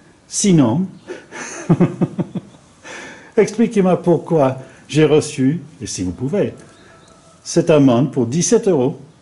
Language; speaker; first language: French; non-native, fluent; English